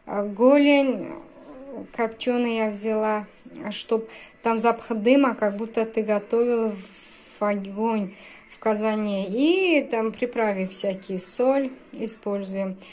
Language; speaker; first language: Russian; non-native, local second language; Tajik